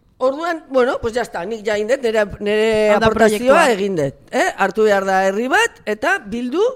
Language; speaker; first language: Basque; native; Basque